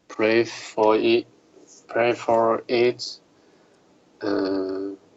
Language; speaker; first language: English; non-native, learner; Chinese